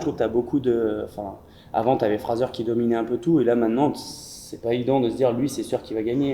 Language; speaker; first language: French; native; French